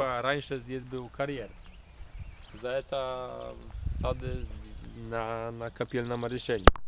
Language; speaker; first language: Russian; non-native, fluent; Polish